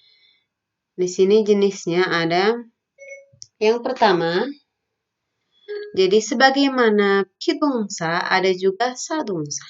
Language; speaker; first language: Indonesian; native; Indonesian